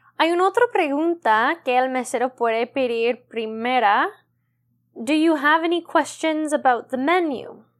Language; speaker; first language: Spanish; non-native, learner; English